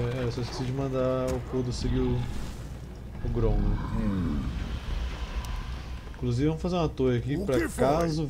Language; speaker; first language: Portuguese; native; Portuguese